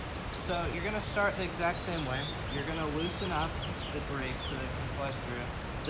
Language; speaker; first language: English; native; English